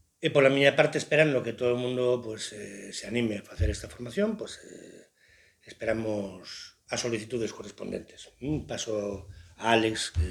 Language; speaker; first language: Galician; non-native, local second language; Spanish